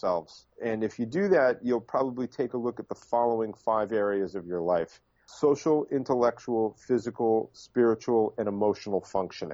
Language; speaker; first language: English; native; English